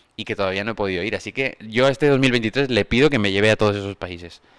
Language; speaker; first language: Spanish; native; Spanish